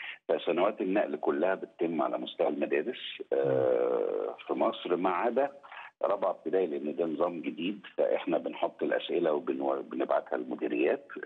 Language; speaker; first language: Arabic; native; Arabic